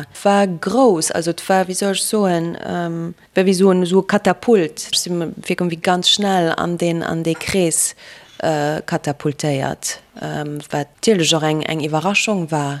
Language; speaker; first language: Luxembourgish; native; Luxembourgish